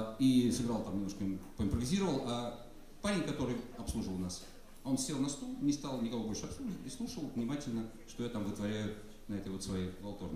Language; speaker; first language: Russian; native; Russian